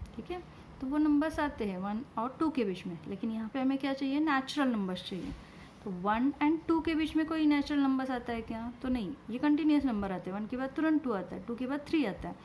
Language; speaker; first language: Hindi; non-native, local second language; Marathi